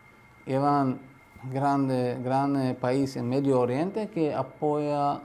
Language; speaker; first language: Spanish; non-native, learner; Arabic